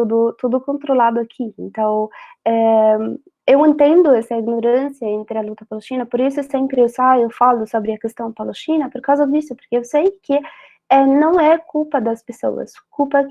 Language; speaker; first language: Portuguese; non-native, fluent; Arabic